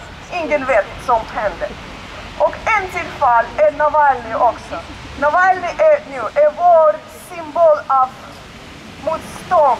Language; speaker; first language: Swedish; non-native, learner; Russian